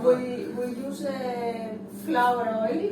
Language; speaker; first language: English; non-native, learner; Greek